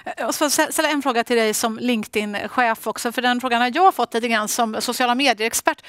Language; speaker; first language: Swedish; native; Swedish